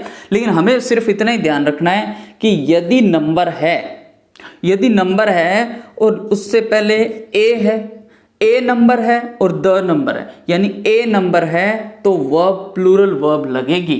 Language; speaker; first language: Hindi; native; Hindi